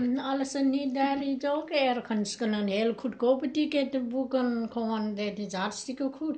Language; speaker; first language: Dutch; non-native, learner; Nepali